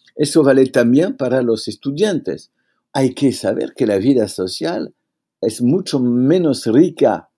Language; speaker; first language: Spanish; non-native, fluent; French